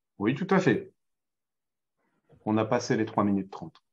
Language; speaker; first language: French; native; French